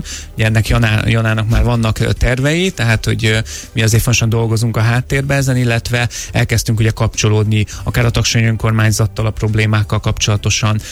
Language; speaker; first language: Hungarian; native; Hungarian